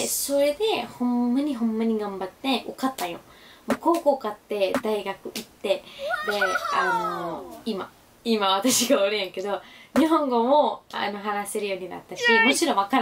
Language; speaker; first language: Japanese; non-native, fluent; Urdu